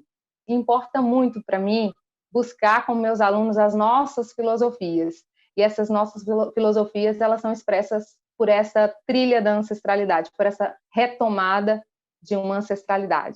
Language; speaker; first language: Portuguese; native; Portuguese